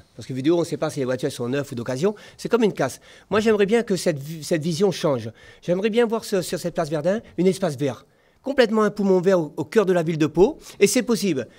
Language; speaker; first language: French; native; French